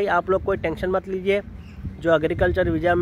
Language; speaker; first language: Hindi; non-native, local second language; Telugu